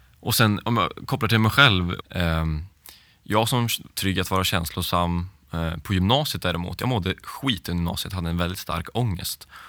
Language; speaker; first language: Swedish; native; Swedish